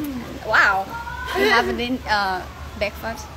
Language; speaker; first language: English; non-native, learner; Thai